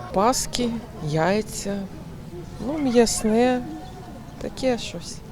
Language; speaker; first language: Ukrainian; native; Ukrainian